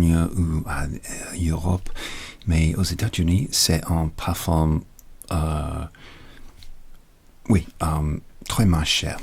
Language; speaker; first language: French; non-native, learner; English